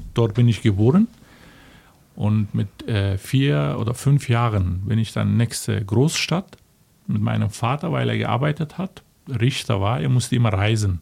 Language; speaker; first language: German; non-native, fluent; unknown